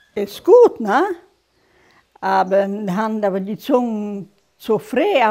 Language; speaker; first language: German; early bilingual, heritage; German